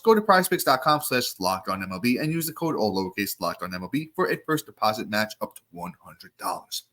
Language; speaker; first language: English; native; English